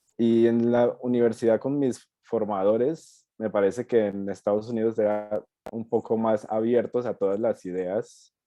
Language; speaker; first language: Spanish; native; Spanish